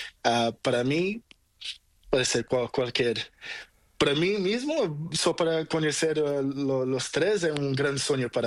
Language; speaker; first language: Spanish; non-native, learner; Portuguese